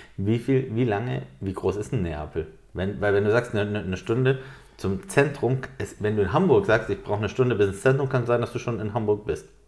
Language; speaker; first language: German; native; German